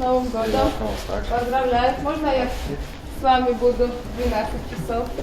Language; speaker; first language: Russian; non-native, fluent; Georgian